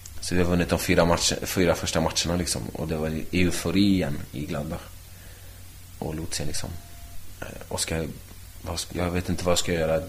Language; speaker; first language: Swedish; native; Swedish